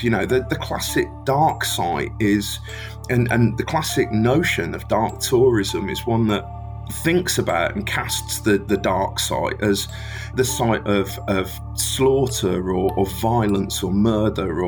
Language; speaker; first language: English; native; English